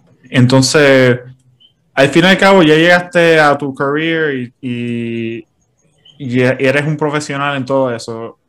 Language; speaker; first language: Spanish; native; Spanish